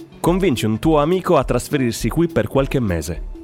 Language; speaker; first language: Italian; native; Italian